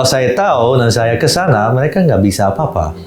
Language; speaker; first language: Indonesian; non-native, fluent; Dutch